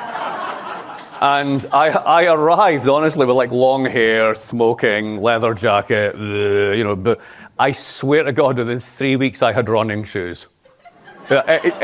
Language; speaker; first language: English; native; English